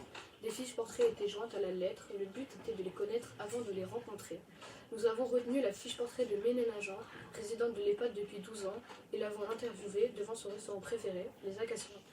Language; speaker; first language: French; native; French